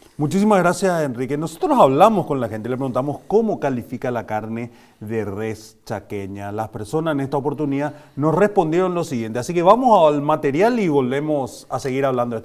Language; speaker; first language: Spanish; native; Spanish